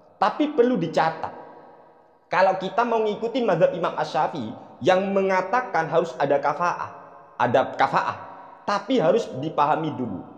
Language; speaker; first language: Indonesian; non-native, local second language; Madurese